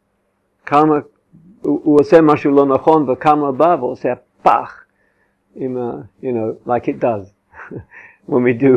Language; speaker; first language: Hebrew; non-native, fluent; English